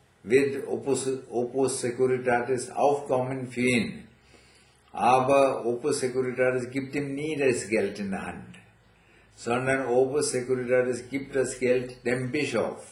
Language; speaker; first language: German; non-native, fluent; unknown